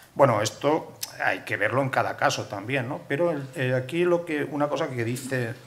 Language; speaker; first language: Spanish; native; Spanish